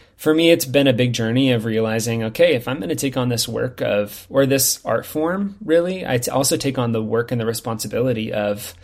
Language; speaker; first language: English; native; English